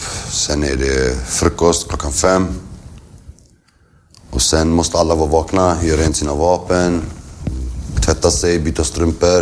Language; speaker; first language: Swedish; early bilingual, other home language; Kurdish